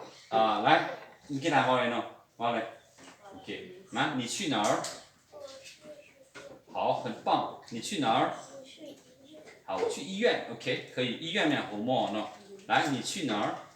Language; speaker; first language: Chinese; non-native, fluent; Lao